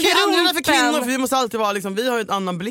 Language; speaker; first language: Swedish; native; Swedish